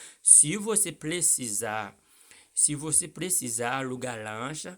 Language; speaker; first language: Portuguese; non-native, learner; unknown